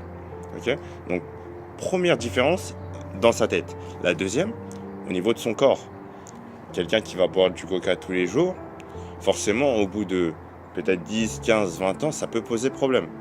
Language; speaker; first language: French; native; French